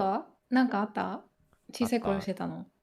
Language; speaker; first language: Japanese; native; Japanese